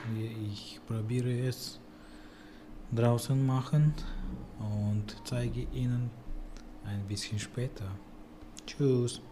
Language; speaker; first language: German; non-native, learner; Russian